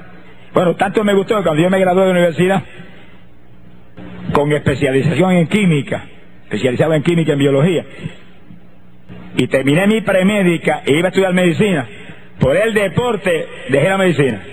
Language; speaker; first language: Spanish; native; Spanish